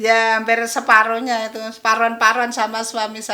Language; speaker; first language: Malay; non-native, local second language; Javanese